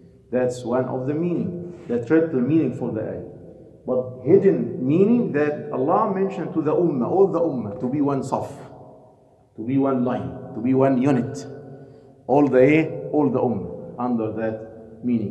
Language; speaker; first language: English; non-native, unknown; Arabic